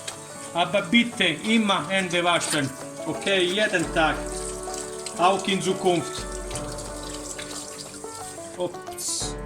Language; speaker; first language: German; non-native, learner; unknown